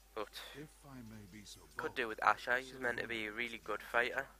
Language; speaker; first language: English; native; English